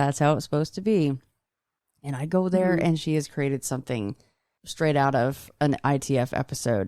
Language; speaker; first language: English; native; English